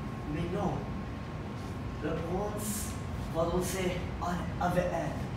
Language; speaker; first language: French; non-native, learner; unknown